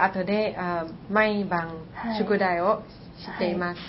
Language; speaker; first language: Japanese; non-native, learner; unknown